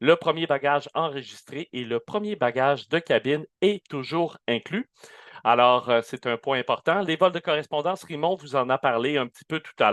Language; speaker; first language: French; native; French